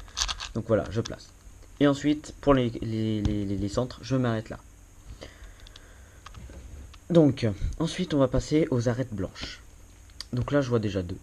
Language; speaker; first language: French; native; French